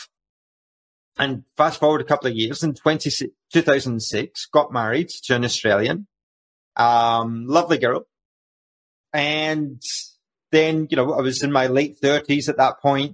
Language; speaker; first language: English; native; English